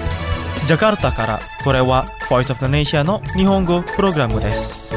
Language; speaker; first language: Japanese; non-native, fluent; Indonesian